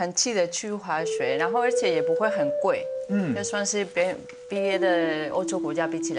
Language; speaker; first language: Chinese; non-native, fluent; Spanish